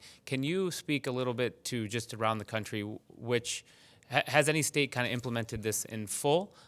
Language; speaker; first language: English; early bilingual, other home language; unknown